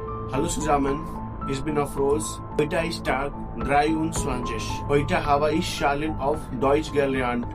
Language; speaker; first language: German; non-native, learner; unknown